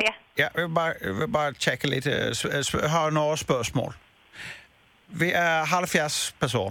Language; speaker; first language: Swedish; non-native, learner; Danish